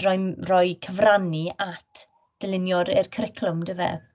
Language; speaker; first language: Welsh; native; Welsh